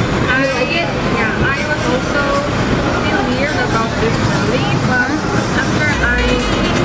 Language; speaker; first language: English; non-native, learner; Korean